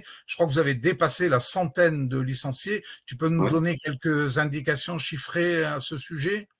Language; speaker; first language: French; native; French